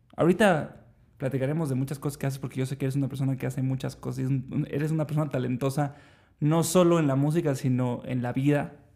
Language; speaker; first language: Spanish; native; Spanish